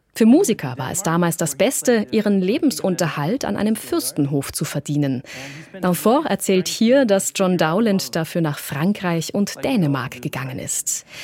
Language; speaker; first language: German; native; German